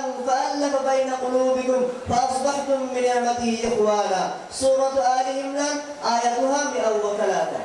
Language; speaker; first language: Arabic; non-native, learner; Bangla